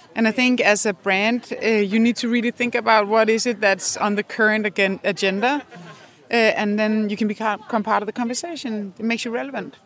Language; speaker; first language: English; non-native, fluent; Danish